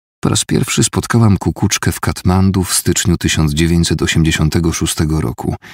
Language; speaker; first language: Polish; native; Polish